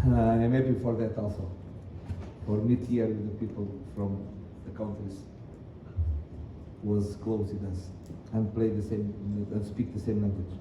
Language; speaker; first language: English; non-native, learner; Portuguese